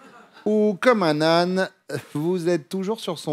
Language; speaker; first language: French; native; French